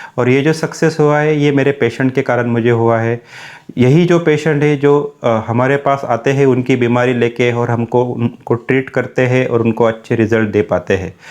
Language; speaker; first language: Hindi; non-native, local second language; Marathi